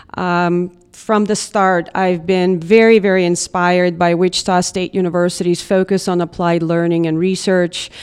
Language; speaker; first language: English; non-native, fluent; Russian